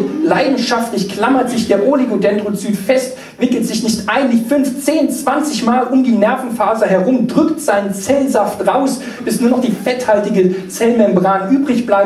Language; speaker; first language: German; native; German